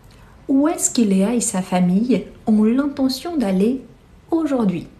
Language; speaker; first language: French; non-native, fluent; Portuguese